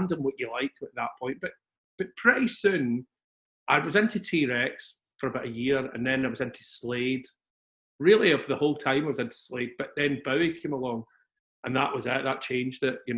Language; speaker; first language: English; native; English